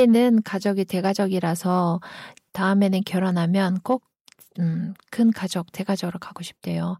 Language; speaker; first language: Korean; non-native, learner; Kyrgyz